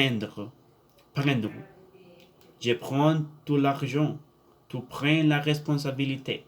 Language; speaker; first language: French; non-native, learner; Spanish